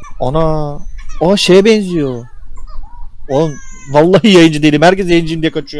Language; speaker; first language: Turkish; native; Turkish